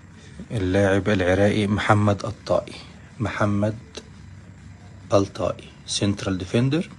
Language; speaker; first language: Arabic; native; Arabic